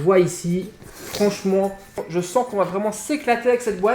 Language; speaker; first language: French; native; French